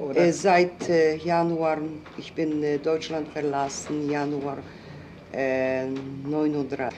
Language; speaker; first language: German; non-native, fluent; Polish